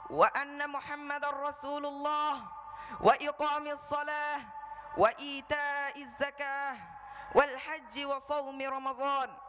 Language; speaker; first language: Arabic; non-native, learner; Bangla